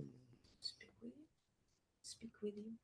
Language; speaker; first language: English; non-native, fluent; French